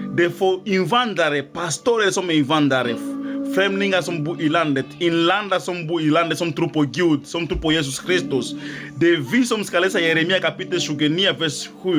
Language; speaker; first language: Swedish; non-native, fluent; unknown